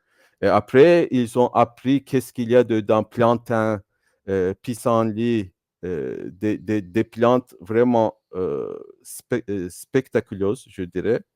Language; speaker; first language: French; non-native, fluent; Turkish